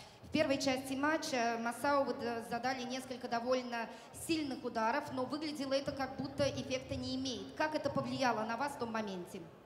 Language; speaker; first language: Russian; non-native, fluent; Serbian